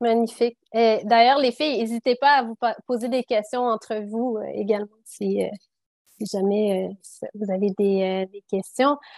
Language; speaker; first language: French; native; French